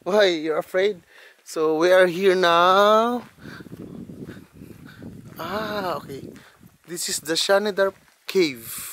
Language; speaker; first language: English; non-native, local second language; Filipino